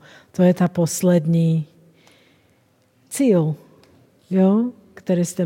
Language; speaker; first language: Czech; non-native, fluent; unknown